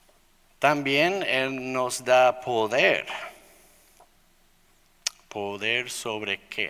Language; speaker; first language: Spanish; non-native, fluent; English